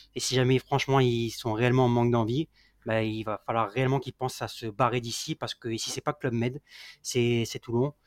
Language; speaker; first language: French; native; French